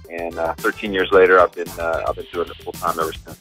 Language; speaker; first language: English; native; English